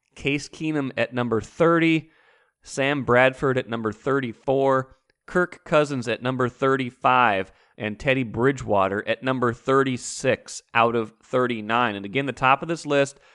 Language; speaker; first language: English; native; English